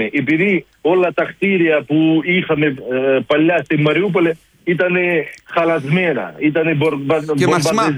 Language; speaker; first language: Greek; non-native, learner; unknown